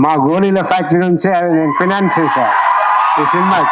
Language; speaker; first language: Telugu; native; Telugu